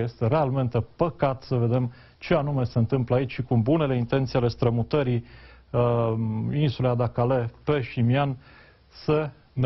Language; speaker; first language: Romanian; native; Romanian